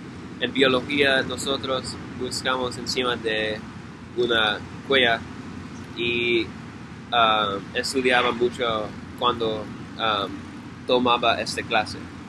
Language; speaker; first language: Spanish; non-native, learner; English